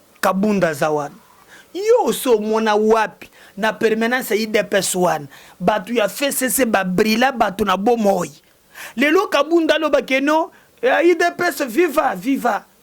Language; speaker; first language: Lingala; non-native, local second language; Luba-Lulua